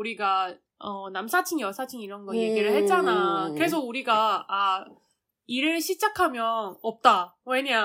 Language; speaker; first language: Korean; non-native, learner; Chinese